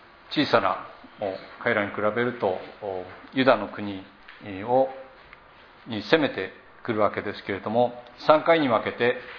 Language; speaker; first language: Japanese; native; Japanese